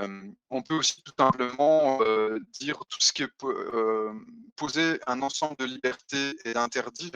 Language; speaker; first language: French; native; French